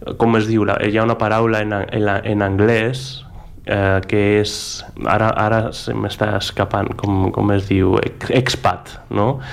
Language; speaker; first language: Catalan; non-native, fluent; Greek